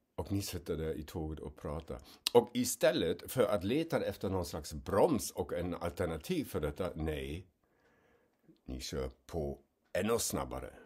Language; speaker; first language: Swedish; non-native, fluent; German